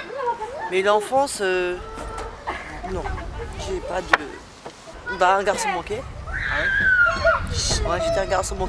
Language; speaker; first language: French; non-native, local second language; Arabic